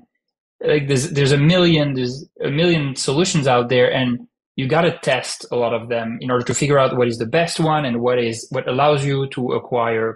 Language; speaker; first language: English; non-native, fluent; French